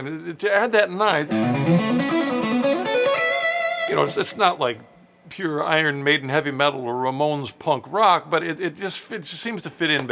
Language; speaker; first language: English; native; English